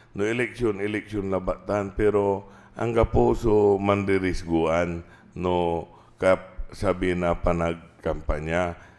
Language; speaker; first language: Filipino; non-native, local second language; Pangasinan